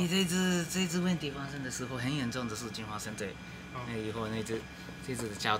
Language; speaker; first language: Chinese; non-native, learner; Japanese